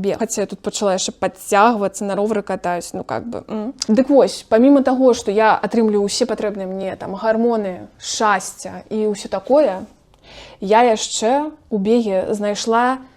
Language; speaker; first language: Belarusian; non-native, local second language; Russian